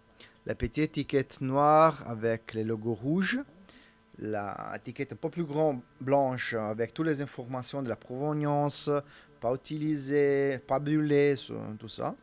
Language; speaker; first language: French; non-native, learner; Italian